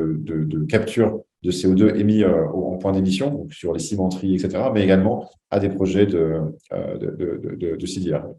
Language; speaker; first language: French; native; French